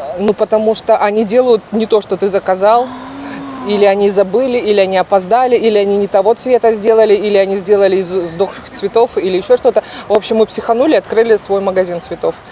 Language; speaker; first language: Russian; native; Russian